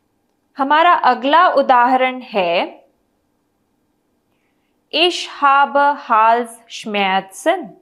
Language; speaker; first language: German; non-native, fluent; Hindi